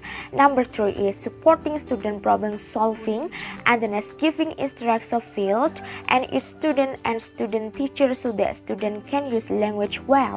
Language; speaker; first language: English; non-native, learner; Indonesian